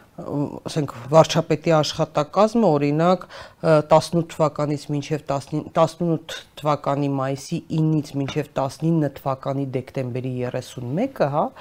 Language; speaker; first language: Armenian; native; Armenian